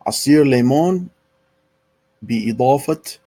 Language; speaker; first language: Arabic; non-native, fluent; English